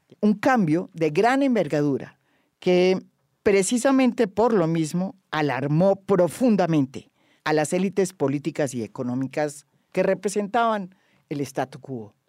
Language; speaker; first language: Spanish; native; Spanish